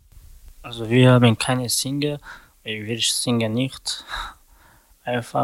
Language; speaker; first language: German; non-native, learner; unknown